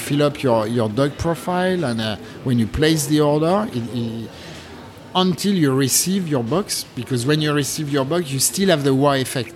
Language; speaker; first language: English; non-native, fluent; French